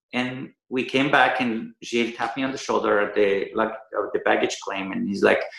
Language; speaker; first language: English; early bilingual, other home language; Persian